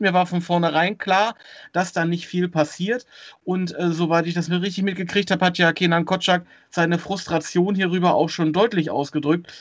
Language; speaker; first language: German; native; German